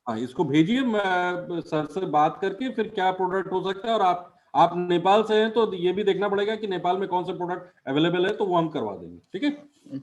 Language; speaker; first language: Hindi; native; Hindi